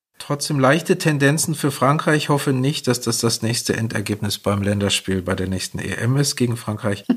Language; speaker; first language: German; native; German